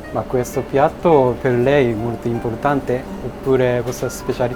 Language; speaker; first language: Italian; non-native, learner; Japanese